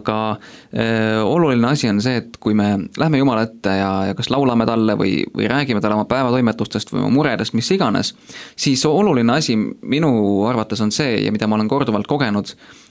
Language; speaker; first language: Estonian; native; Estonian